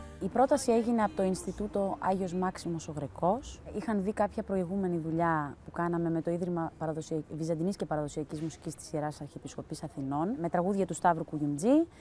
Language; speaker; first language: Greek; early bilingual, heritage; Greek